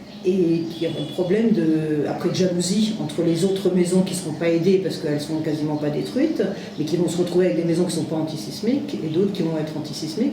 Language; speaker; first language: French; native; French